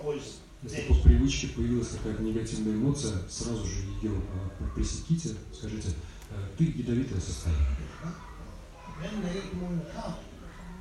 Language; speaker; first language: Russian; native; Russian